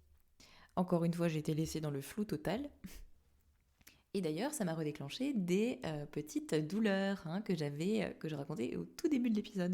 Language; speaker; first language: French; native; French